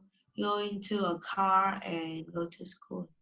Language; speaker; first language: English; non-native, learner; Vietnamese